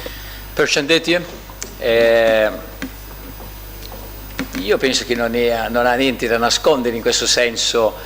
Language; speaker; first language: Italian; non-native, fluent; Portuguese